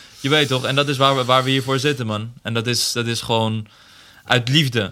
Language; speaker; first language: Dutch; early bilingual, other home language; Persian